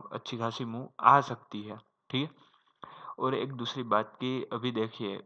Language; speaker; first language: Hindi; non-native, local second language; Gujarati